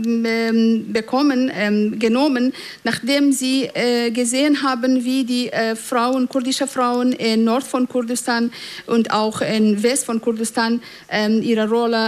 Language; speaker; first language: German; non-native, fluent; Central Kurdish